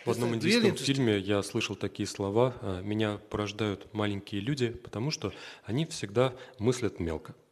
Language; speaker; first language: Russian; native; Russian